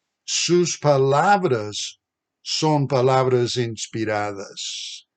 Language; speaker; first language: Spanish; non-native, fluent; English